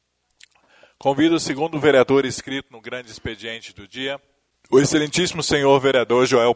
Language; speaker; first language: Portuguese; native; Portuguese